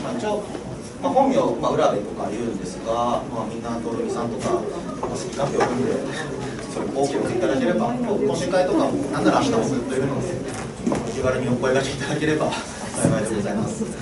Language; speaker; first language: Japanese; native; Japanese